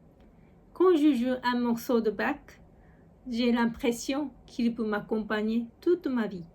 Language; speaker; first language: French; non-native, fluent; Japanese